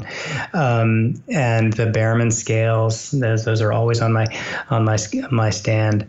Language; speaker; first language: English; native; English